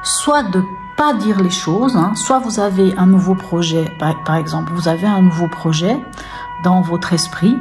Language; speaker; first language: French; native; French